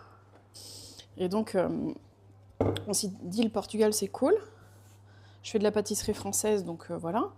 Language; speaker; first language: French; native; French